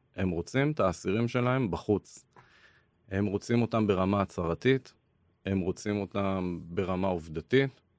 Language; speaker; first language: Hebrew; native; Hebrew